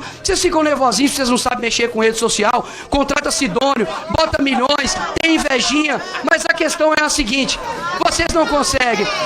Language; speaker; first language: Portuguese; native; Portuguese